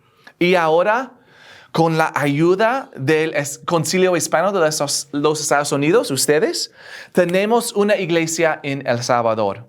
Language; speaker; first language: Spanish; non-native, fluent; English